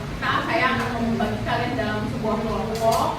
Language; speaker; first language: Malay; native; Malay